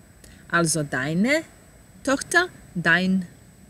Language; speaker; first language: German; non-native, fluent; Serbian